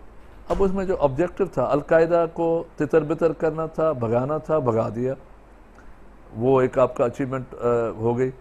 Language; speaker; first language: Urdu; non-native, local second language; Sindhi